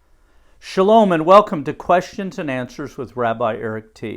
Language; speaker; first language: English; native; English